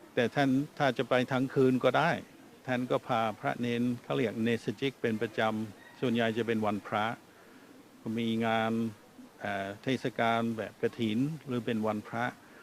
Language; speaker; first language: Thai; non-native, fluent; English